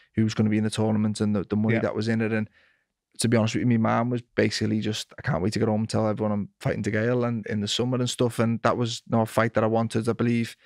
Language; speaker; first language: English; native; English